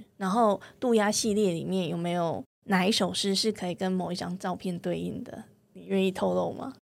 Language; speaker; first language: Chinese; native; Chinese